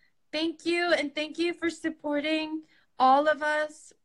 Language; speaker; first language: English; early bilingual, other home language; Korean